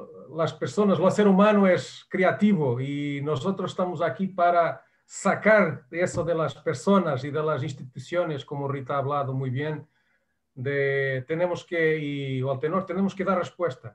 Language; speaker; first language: Spanish; non-native, fluent; Portuguese